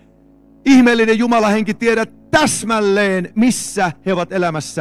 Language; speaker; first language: Finnish; native; Finnish